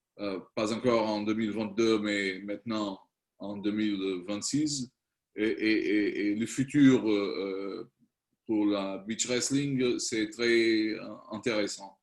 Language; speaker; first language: French; non-native, learner; Spanish